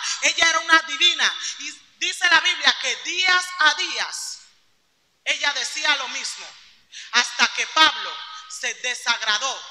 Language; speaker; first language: Spanish; native; Spanish